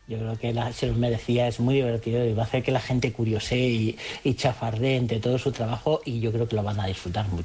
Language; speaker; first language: Spanish; native; Spanish